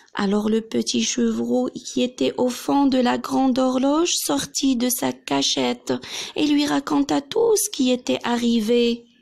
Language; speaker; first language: French; non-native, local second language; Arabic